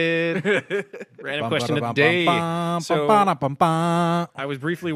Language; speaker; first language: English; native; English